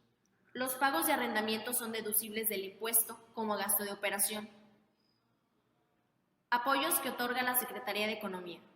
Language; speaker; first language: Spanish; native; Spanish